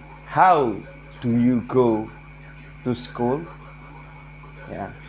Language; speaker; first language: English; non-native, learner; Indonesian